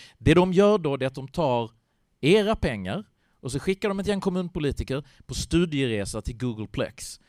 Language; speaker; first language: Swedish; native; Swedish